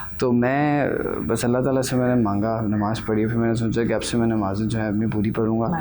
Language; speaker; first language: Urdu; native; Urdu